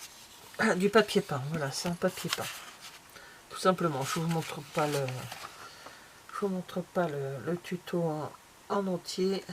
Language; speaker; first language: French; native; French